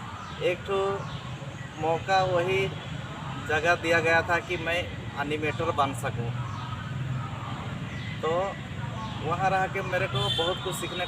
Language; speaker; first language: Hindi; non-native, local second language; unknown